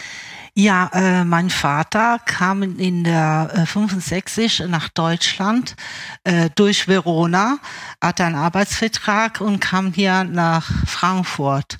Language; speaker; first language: German; early bilingual, other home language; Italian